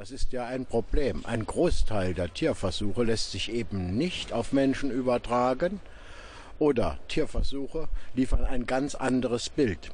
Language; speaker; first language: German; native; German